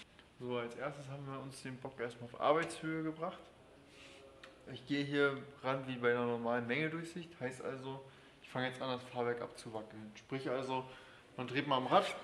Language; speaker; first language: German; native; German